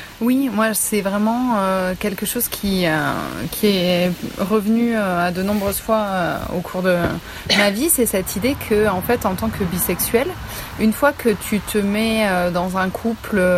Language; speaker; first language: French; native; French